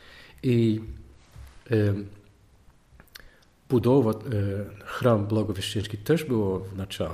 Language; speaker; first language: Polish; non-native, learner; Dutch